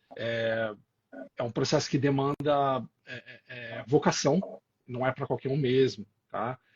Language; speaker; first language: Portuguese; native; Portuguese